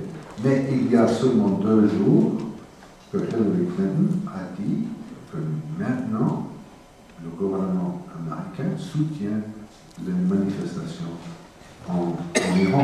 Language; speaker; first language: French; non-native, fluent; English